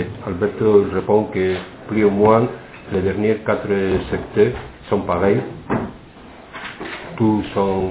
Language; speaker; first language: French; non-native, fluent; Spanish